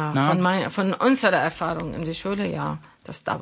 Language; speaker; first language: German; non-native, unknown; Arabic